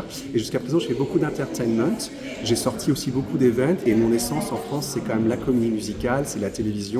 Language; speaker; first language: French; native; French